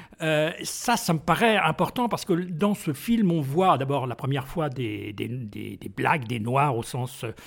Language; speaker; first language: French; native; French